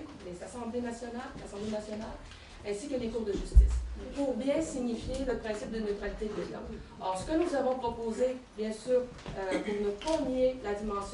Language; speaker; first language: French; native; French